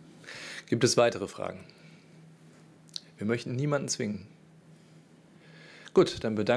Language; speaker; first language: German; native; German